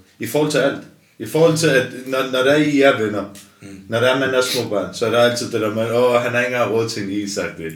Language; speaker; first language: Danish; early bilingual, other home language; Armenian